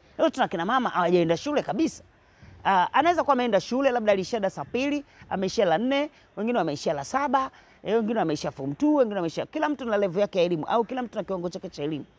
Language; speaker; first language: Swahili; native; Swahili